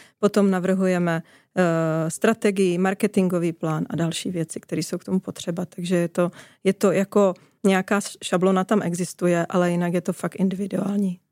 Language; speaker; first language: Czech; native; Czech